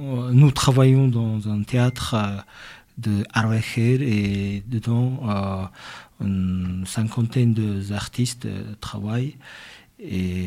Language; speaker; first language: French; non-native, learner; Mongolian